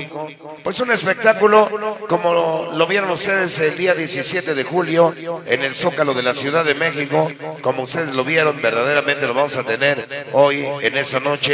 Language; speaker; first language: Spanish; native; Spanish